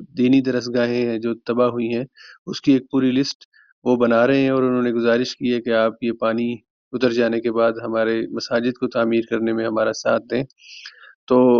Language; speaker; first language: Urdu; native; Urdu